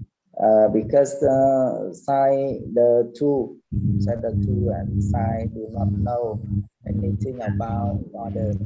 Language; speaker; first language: English; non-native, learner; Khmer